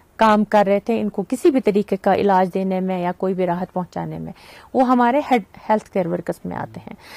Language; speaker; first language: Hindi; non-native, local second language; Kashmiri